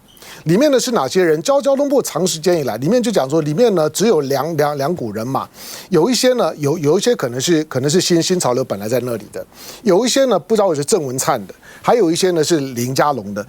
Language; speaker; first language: Chinese; native; Chinese